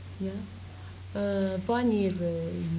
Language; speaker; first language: Dutch; non-native, learner; Arabic